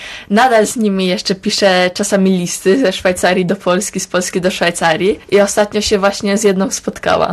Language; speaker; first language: Polish; early bilingual, heritage; Polish